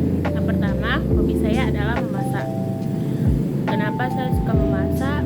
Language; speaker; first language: Indonesian; non-native, local second language; Minangkabau